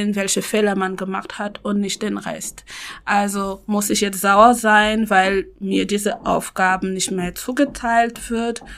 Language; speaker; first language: German; non-native, fluent; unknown